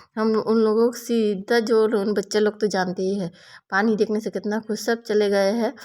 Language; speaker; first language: Hindi; non-native, local second language; Bangla